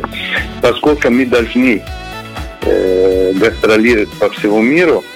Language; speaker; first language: Russian; non-native, learner; Italian